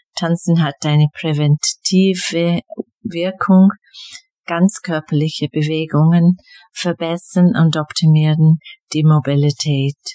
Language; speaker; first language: German; non-native, fluent; English